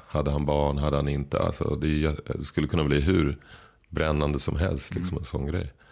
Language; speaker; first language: Swedish; native; Swedish